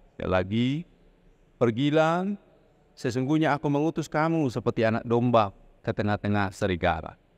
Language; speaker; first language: Indonesian; non-native, local second language; Batak Toba